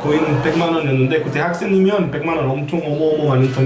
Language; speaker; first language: Korean; non-native, fluent; Spanish